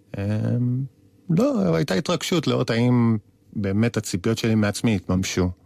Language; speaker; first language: Hebrew; native; Hebrew